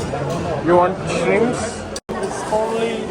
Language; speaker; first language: English; non-native, learner; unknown